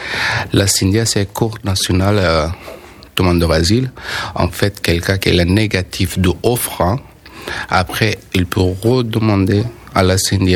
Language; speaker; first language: French; non-native, learner; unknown